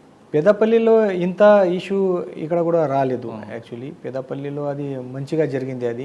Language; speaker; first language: Telugu; non-native, learner; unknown